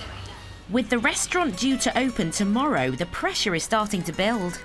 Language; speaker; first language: English; native; English